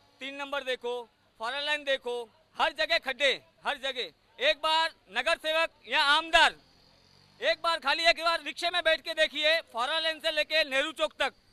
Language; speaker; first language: Hindi; non-native, local second language; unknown